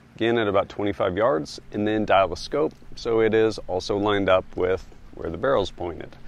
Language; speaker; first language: English; native; English